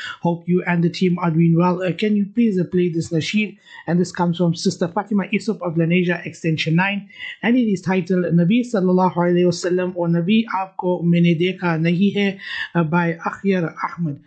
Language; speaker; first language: English; native; English